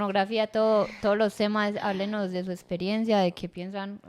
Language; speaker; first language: Spanish; native; Spanish